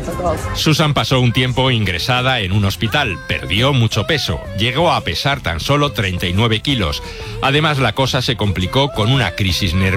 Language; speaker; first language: Spanish; native; Spanish